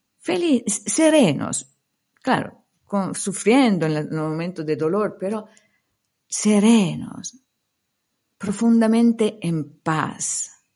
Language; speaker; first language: Spanish; non-native, fluent; Italian